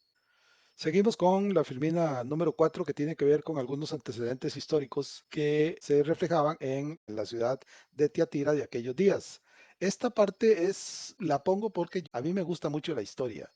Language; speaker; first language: Spanish; native; Spanish